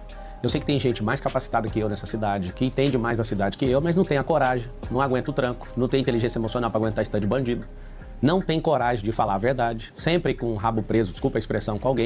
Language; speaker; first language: Portuguese; native; Portuguese